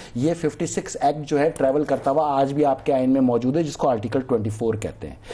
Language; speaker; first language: Urdu; native; Urdu